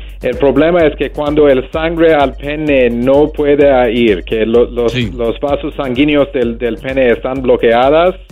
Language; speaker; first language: Spanish; non-native, fluent; English